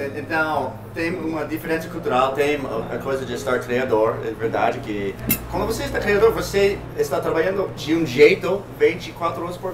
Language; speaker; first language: Portuguese; non-native, learner; English